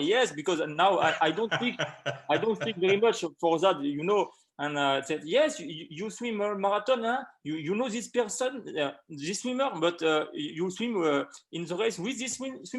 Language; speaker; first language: English; non-native, learner; French